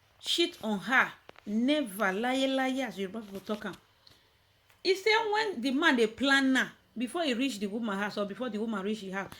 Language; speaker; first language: Nigerian Pidgin; native; Nigerian Pidgin